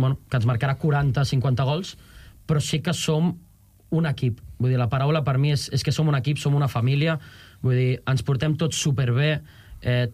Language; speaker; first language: Catalan; native; Catalan